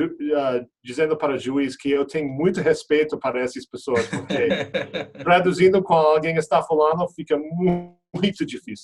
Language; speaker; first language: Portuguese; non-native, fluent; English